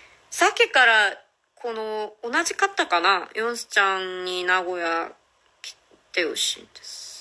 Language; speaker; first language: Japanese; non-native, fluent; Korean